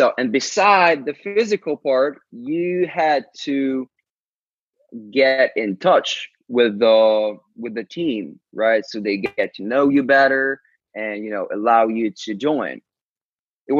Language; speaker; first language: English; non-native, fluent; Ukrainian